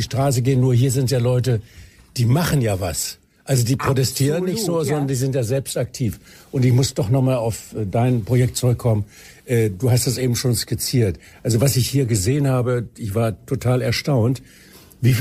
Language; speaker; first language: German; native; German